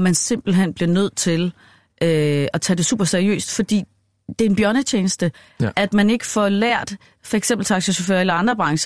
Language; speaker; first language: Danish; native; Danish